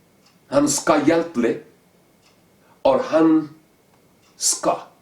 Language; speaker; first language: Swedish; non-native, learner; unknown